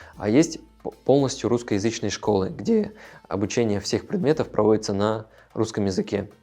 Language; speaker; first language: Russian; non-native, local second language; Tajik